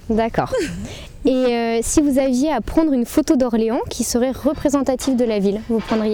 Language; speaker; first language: French; native; French